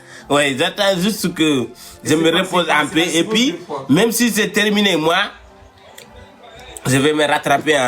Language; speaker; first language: French; non-native, local second language; Wolof